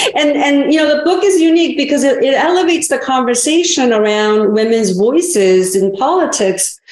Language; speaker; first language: English; early bilingual, other home language; Korean